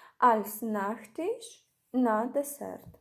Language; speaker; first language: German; non-native, fluent; Ukrainian